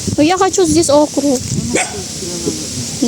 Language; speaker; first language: Russian; non-native, learner; Filipino